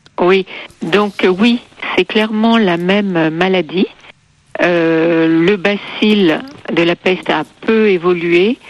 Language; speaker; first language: French; native; French